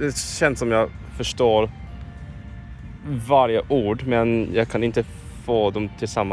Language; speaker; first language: Swedish; non-native, learner; Cantonese